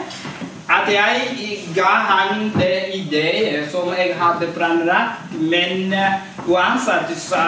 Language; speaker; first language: Norwegian; non-native, fluent; Kinyarwanda